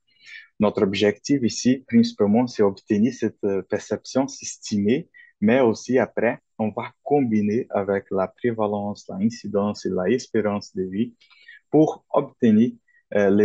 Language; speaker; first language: French; non-native, fluent; Portuguese